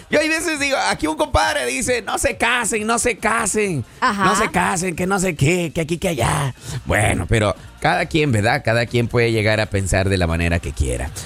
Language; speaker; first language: Spanish; native; Spanish